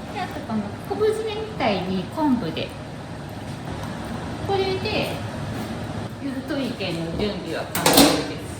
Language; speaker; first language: Japanese; native; Japanese